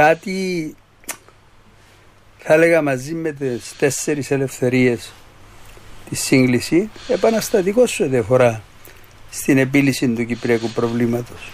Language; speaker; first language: Greek; native; Greek